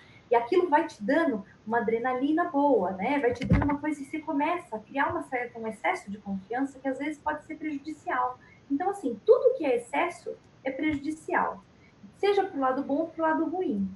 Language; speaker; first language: Portuguese; native; Portuguese